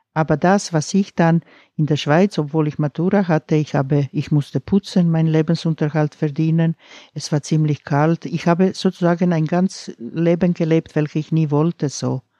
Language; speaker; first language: German; non-native, fluent; Croatian